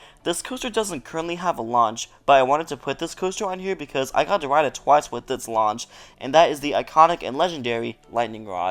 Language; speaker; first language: English; native; English